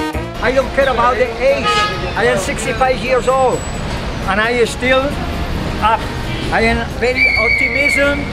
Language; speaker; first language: English; non-native, learner; Spanish